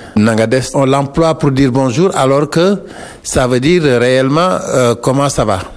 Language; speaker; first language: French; non-native, local second language; Wolof